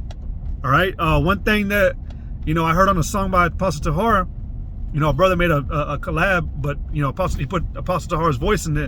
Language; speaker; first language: English; native; English